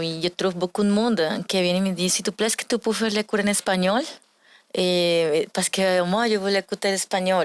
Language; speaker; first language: French; non-native, learner; Spanish